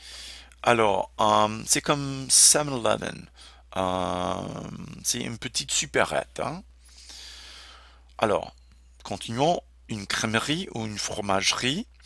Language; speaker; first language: French; non-native, fluent; English